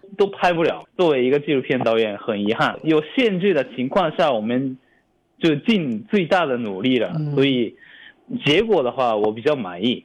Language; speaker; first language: Chinese; non-native, fluent; Japanese